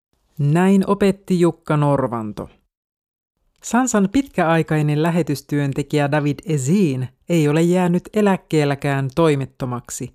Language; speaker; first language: Finnish; native; Finnish